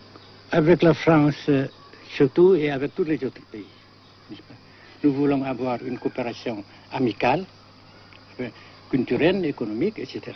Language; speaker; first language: French; non-native, fluent; Vietnamese